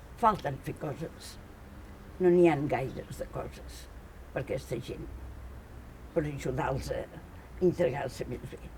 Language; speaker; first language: Catalan; native; Catalan